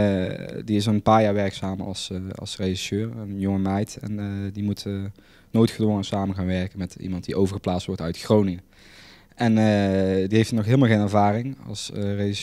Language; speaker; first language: Dutch; native; Dutch